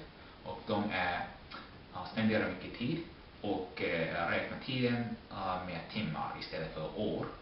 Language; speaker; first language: Swedish; non-native, fluent; Japanese